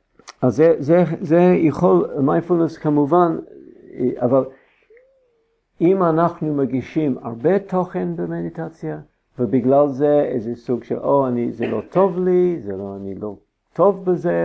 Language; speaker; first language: Hebrew; non-native, fluent; English